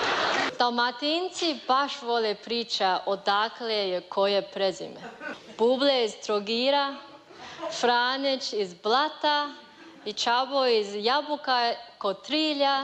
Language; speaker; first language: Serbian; non-native, learner; Chinese